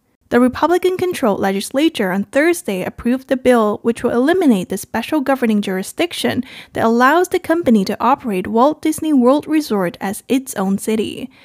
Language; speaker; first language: English; non-native, fluent; Chinese